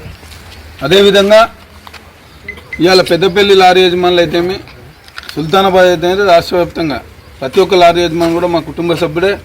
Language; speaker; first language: Telugu; native; Telugu